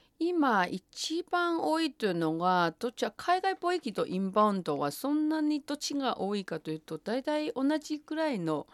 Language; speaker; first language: Japanese; non-native, fluent; Chinese